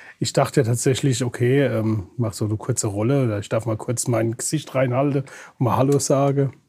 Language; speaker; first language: German; native; German